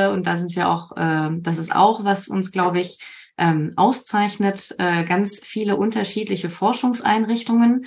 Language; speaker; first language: German; native; German